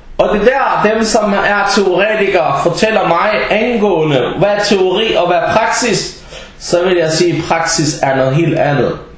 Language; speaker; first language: Danish; early bilingual, other home language; Arabic